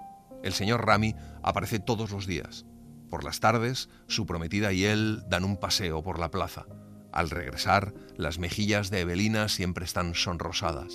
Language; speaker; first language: Spanish; native; Spanish